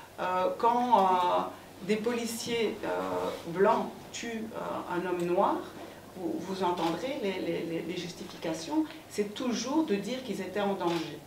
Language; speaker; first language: French; native; French